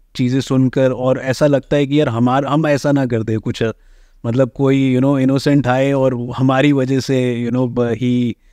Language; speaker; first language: Hindi; native; Hindi